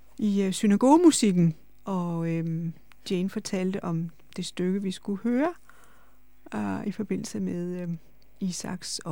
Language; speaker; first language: Danish; native; Danish